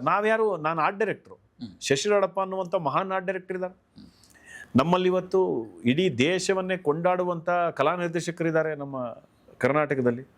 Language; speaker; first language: Kannada; native; Kannada